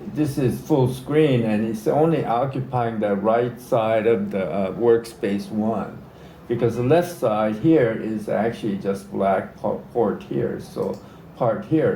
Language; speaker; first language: English; native; English